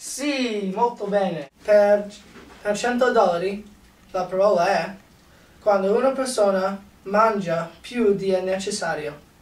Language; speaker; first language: Italian; non-native, learner; English